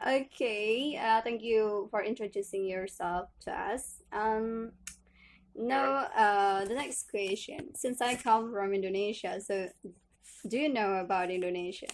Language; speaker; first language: English; non-native, learner; Indonesian